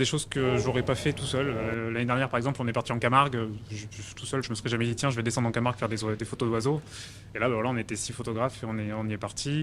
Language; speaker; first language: French; native; French